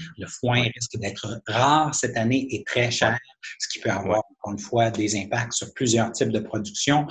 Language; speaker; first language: French; native; French